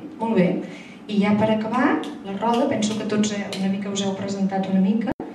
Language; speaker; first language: Catalan; native; Catalan